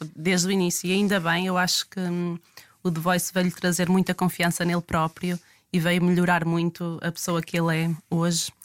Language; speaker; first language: Portuguese; native; Portuguese